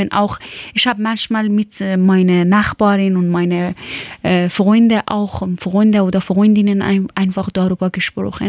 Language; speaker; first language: German; non-native, learner; Persian